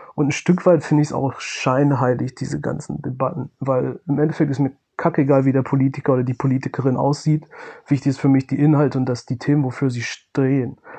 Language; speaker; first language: German; native; German